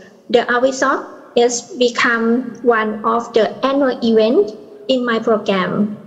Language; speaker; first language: English; non-native, learner; Thai